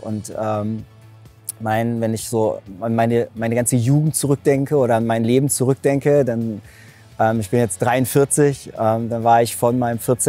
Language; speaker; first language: German; native; German